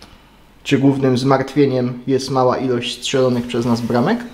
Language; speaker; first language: Polish; native; Polish